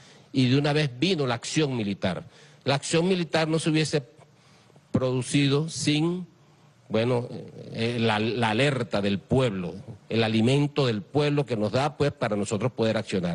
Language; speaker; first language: Spanish; native; Spanish